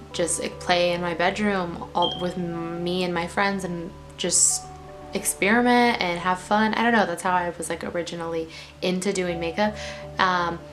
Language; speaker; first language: English; native; English